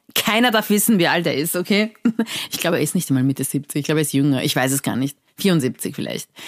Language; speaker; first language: German; early bilingual, other home language; Persian